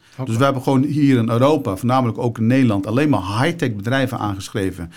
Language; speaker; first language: Dutch; early bilingual, other home language; Turkish